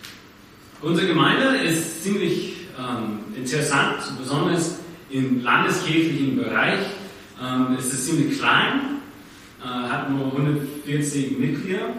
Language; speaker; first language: German; non-native, fluent; English